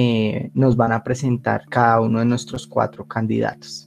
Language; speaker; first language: Spanish; native; Spanish